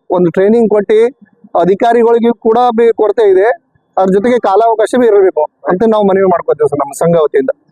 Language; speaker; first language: Kannada; non-native, local second language; Lambadi